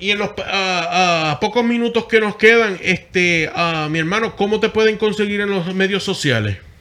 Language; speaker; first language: Spanish; native; Spanish